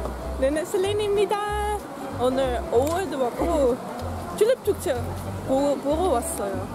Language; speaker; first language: Korean; non-native, learner; Dutch